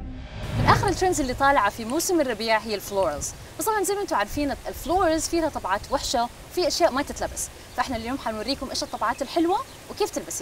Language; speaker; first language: Arabic; native; Arabic